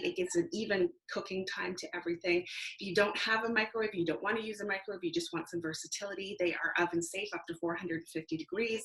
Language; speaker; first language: English; native; English